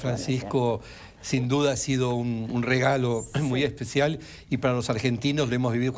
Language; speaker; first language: Spanish; native; Spanish